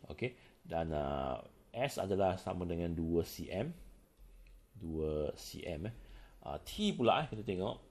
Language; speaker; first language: Malay; non-native, local second language; Chinese